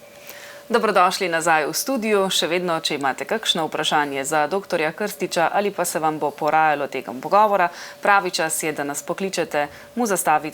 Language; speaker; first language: Slovenian; native; Slovenian